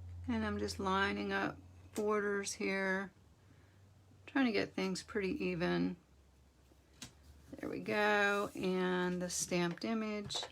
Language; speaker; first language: English; native; English